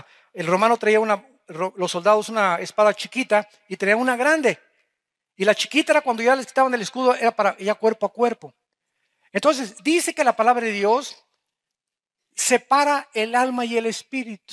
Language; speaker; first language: Spanish; native; Spanish